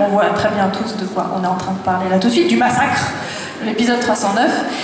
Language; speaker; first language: French; native; French